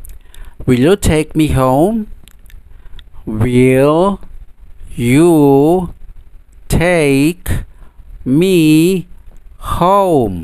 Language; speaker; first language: English; non-native, fluent; Indonesian